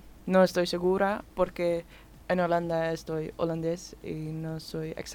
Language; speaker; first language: Spanish; non-native, learner; Dutch